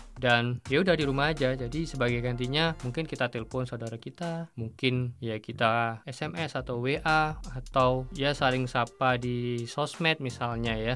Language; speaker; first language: Indonesian; native; Indonesian